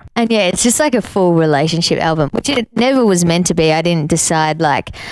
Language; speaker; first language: English; native; English